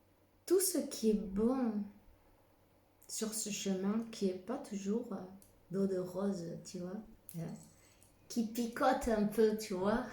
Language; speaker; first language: French; non-native, fluent; Spanish